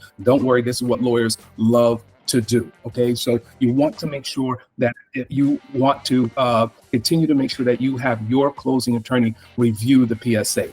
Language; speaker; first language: English; native; English